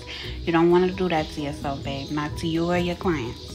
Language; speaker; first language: English; native; English